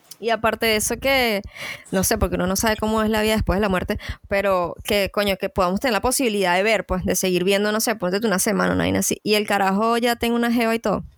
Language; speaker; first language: Spanish; native; Spanish